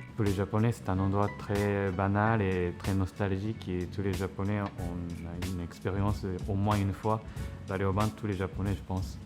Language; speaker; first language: French; non-native, fluent; Japanese